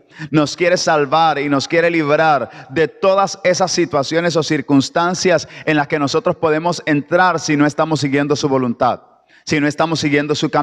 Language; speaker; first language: Spanish; native; Spanish